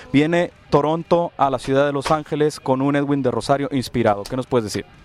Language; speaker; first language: Spanish; native; Spanish